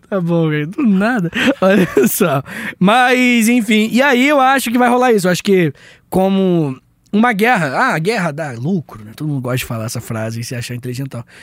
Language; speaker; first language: Portuguese; native; Portuguese